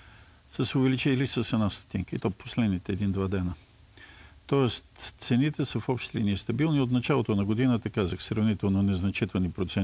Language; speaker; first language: Bulgarian; native; Bulgarian